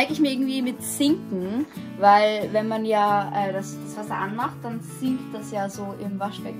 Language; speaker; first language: German; native; German